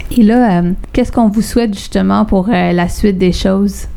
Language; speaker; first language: French; native; French